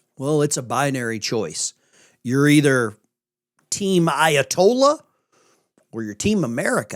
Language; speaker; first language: English; native; English